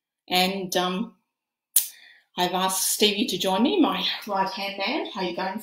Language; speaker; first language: English; native; English